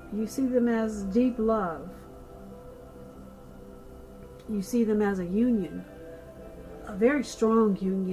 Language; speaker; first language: English; native; English